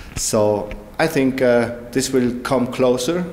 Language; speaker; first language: English; non-native, fluent; German